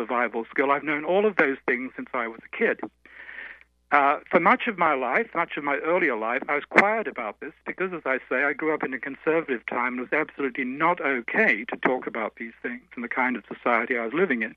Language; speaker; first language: English; native; English